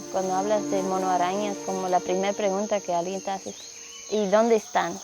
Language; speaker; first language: Spanish; non-native, fluent; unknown